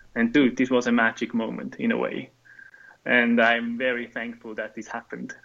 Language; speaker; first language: English; non-native, fluent; German